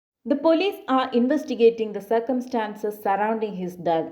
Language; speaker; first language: English; non-native, local second language; Malayalam